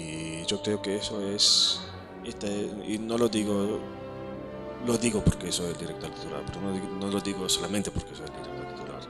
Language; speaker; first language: Spanish; non-native, fluent; Hebrew